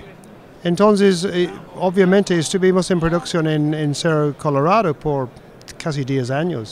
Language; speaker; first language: Spanish; non-native, fluent; English